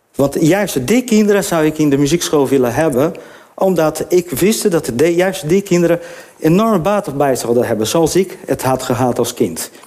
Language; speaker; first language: Dutch; non-native, fluent; Portuguese